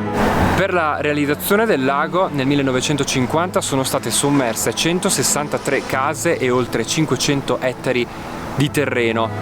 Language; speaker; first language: Italian; native; Italian